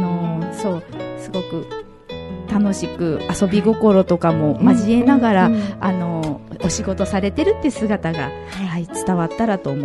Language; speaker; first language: Japanese; native; Japanese